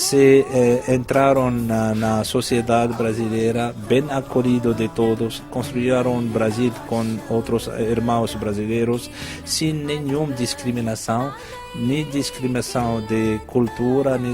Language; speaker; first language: Portuguese; non-native, fluent; Arabic